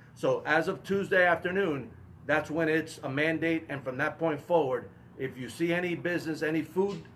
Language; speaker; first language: English; early bilingual, other home language; Spanish